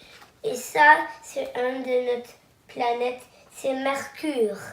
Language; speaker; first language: French; non-native, local second language; English